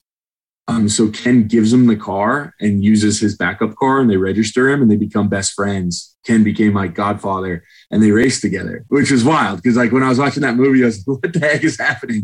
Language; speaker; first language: English; native; English